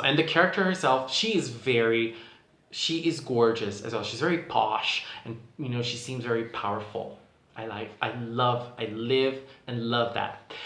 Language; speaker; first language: English; non-native, fluent; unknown